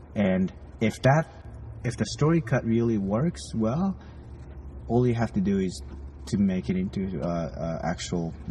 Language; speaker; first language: English; non-native, fluent; Japanese